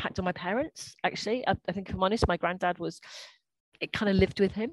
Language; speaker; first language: English; native; English